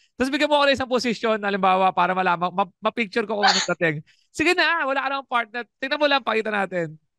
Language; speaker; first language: Filipino; non-native, local second language; Bikol